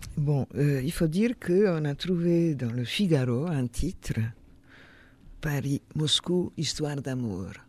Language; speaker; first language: French; non-native, fluent; Polish